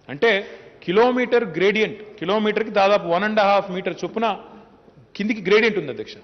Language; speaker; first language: Hindi; non-native, local second language; Telugu